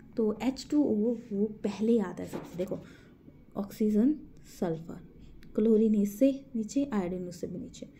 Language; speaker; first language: Hindi; native; Hindi